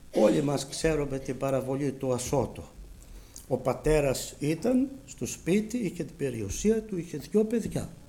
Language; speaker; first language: Greek; native; Greek